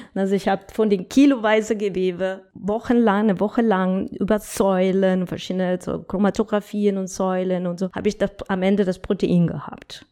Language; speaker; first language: German; non-native, fluent; Spanish